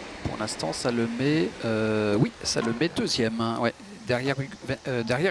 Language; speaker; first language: French; native; French